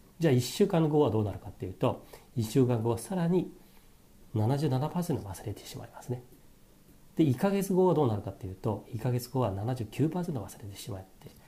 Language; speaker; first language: Japanese; non-native, fluent; Chinese